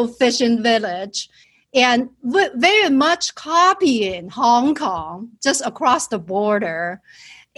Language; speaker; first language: English; non-native, fluent; Chinese